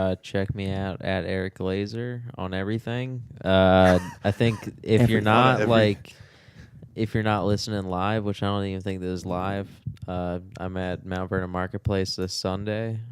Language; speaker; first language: English; native; English